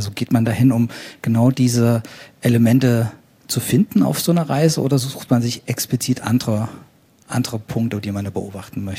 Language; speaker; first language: German; native; German